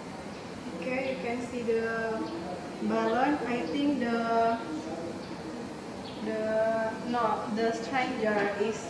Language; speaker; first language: English; non-native, learner; Indonesian